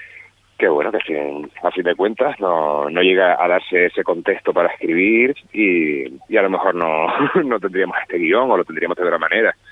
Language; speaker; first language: Spanish; native; Spanish